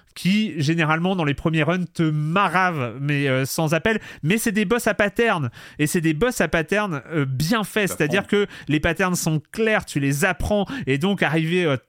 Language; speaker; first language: French; native; French